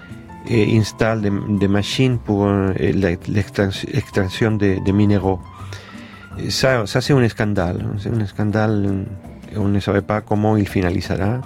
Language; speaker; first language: French; non-native, fluent; Spanish